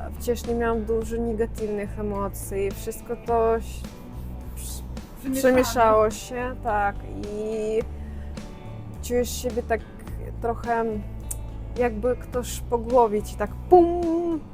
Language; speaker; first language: Polish; non-native, fluent; Russian